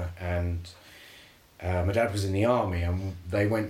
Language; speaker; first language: English; native; English